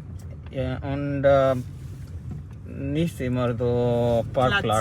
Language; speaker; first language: German; non-native, learner; Urdu